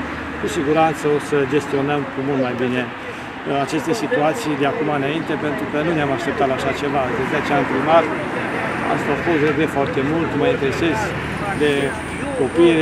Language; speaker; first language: Romanian; native; Romanian